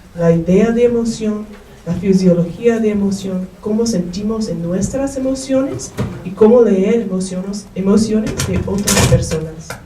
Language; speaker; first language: Spanish; non-native, learner; English